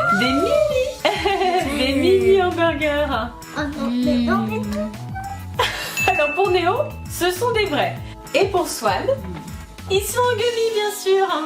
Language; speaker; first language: French; native; French